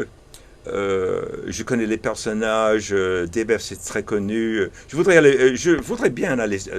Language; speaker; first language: French; early bilingual, heritage; English